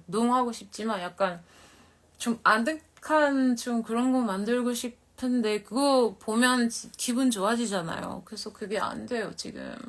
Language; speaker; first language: Korean; non-native, fluent; French